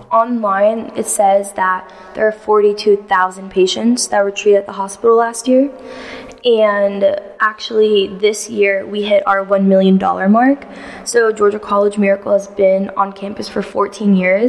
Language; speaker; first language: English; native; English